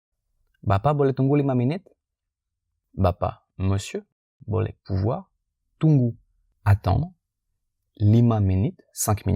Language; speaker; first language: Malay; non-native, fluent; French